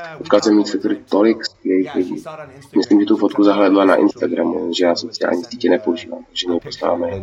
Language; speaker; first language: Czech; non-native, fluent; English